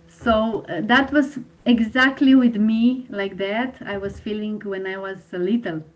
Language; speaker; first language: English; non-native, fluent; Slovenian